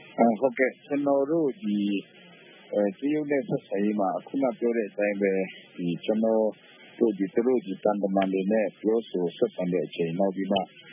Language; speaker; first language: Burmese; non-native, local second language; Kachin